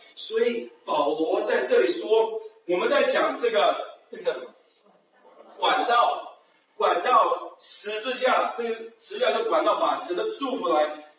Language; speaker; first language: Chinese; early bilingual, heritage; Chinese